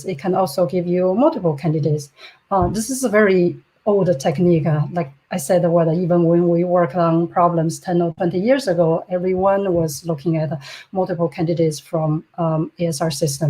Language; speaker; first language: English; non-native, fluent; Chinese